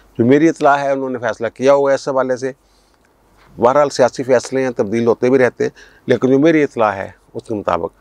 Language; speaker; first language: Urdu; non-native, local second language; Punjabi